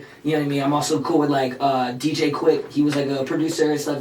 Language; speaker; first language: English; early bilingual, other home language; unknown